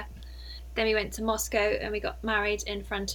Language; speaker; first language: English; native; English